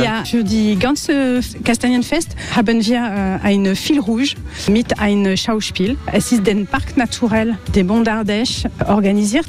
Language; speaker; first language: German; non-native, learner; French